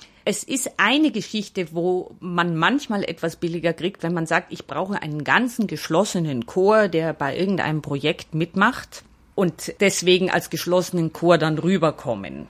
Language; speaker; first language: German; native; German